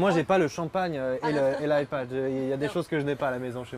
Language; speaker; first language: French; native; French